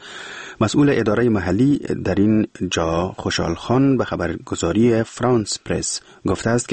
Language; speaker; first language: Persian; native; Persian